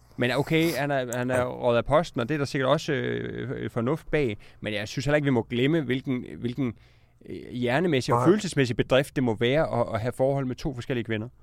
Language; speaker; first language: Danish; native; Danish